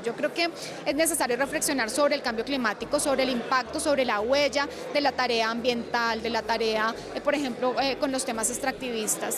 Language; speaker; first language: Spanish; native; Spanish